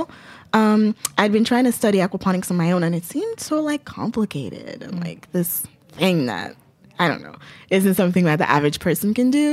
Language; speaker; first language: English; non-native, local second language; Yoruba